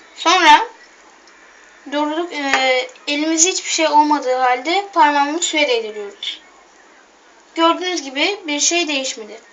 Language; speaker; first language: Turkish; native; Turkish